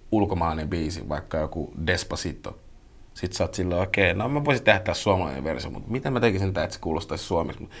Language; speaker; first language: Finnish; early bilingual, other home language; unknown